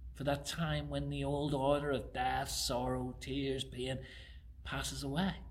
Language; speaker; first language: English; native; English